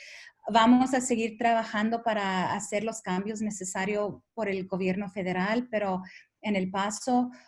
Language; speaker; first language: Spanish; early bilingual, heritage; Spanish